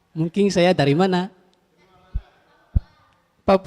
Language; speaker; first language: Indonesian; non-native, learner; Malagasy